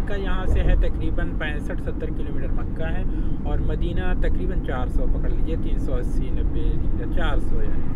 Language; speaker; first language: Hindi; native; Hindi